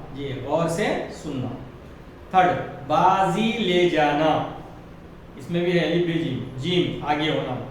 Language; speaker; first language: Urdu; native; Urdu